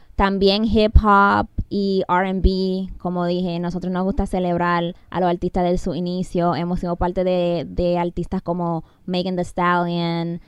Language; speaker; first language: Spanish; early bilingual, heritage; Spanish